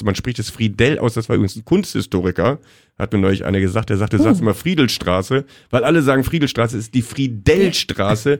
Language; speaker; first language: German; native; German